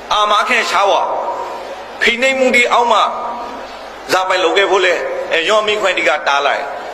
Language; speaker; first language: Burmese; native; Burmese